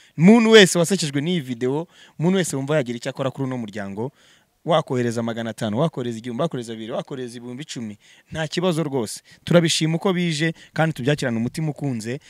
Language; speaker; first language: Kinyarwanda; native; Kinyarwanda